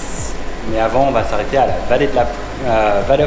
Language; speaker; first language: French; native; French